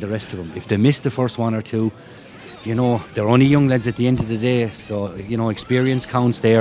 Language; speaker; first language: English; native; English